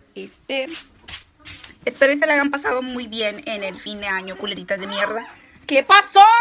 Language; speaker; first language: Spanish; early bilingual, heritage; Spanish